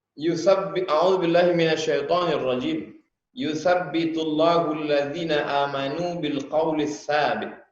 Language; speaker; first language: Malay; native; Malay